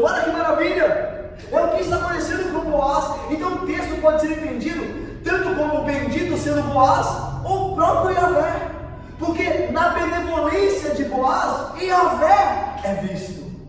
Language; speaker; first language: Portuguese; native; Portuguese